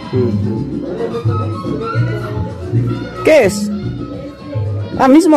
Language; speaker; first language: Spanish; non-native, learner; Indonesian